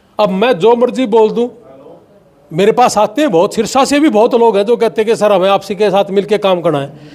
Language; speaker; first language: Hindi; native; Hindi